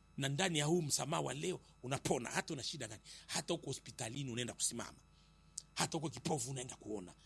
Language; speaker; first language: Swahili; native; Swahili